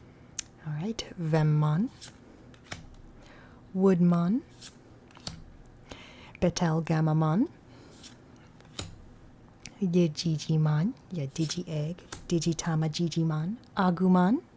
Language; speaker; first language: English; native; English